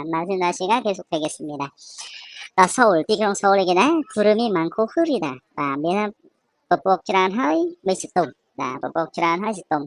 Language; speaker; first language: Korean; non-native, fluent; Khmer